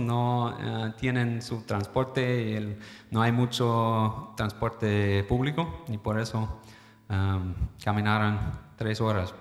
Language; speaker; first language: Spanish; non-native, fluent; English